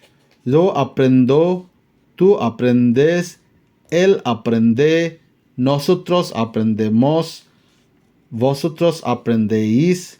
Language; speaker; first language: Spanish; non-native, learner; Bangla